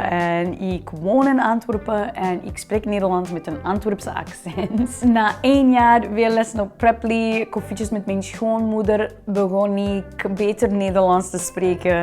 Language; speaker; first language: Dutch; non-native, learner; English